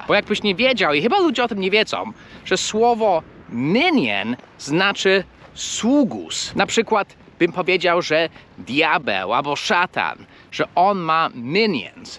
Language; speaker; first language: Polish; non-native, fluent; English